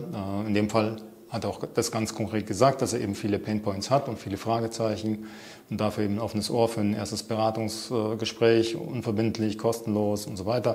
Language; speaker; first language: German; native; German